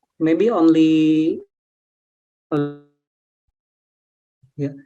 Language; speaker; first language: English; non-native, learner; Indonesian